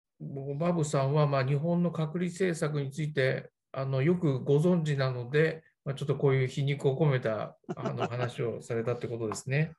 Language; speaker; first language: Japanese; native; Japanese